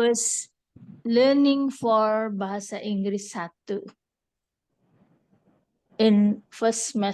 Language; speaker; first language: English; non-native, fluent; Indonesian